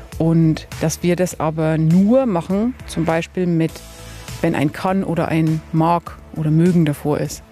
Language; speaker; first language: German; native; German